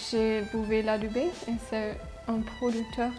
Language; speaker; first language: French; non-native, learner; German